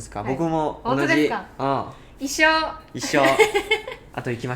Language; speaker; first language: Japanese; non-native, learner; Cantonese